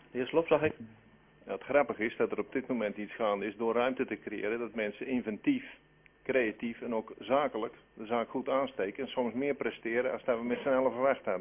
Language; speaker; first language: Dutch; native; Dutch